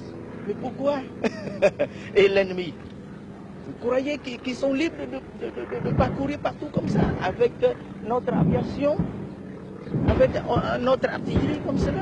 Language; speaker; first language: French; non-native, local second language; Khmer